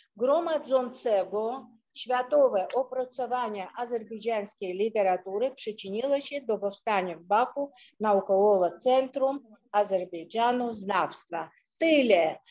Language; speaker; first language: Polish; non-native, fluent; Azerbaijani